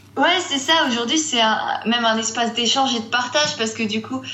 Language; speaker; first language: French; native; French